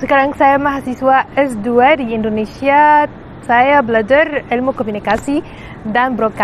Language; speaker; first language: Indonesian; non-native, fluent; Arabic